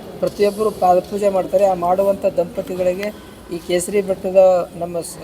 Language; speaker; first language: Kannada; native; Kannada